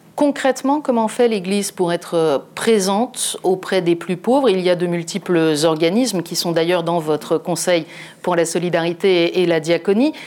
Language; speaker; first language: French; native; French